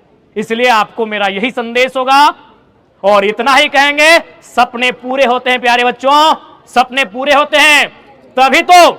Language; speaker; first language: Hindi; non-native, local second language; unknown